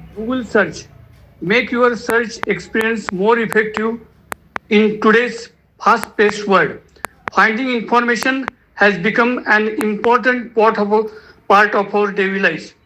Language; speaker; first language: Hindi; non-native, local second language; Marathi